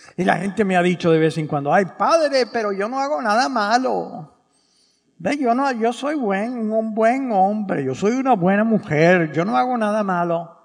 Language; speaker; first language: Spanish; early bilingual, heritage; English